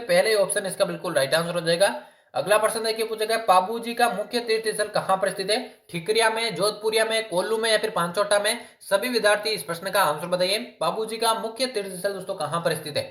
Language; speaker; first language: Hindi; native; Hindi